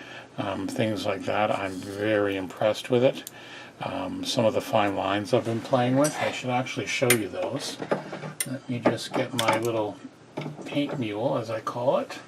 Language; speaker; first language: English; native; English